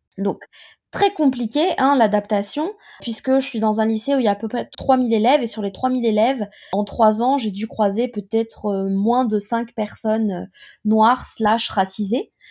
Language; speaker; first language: French; native; French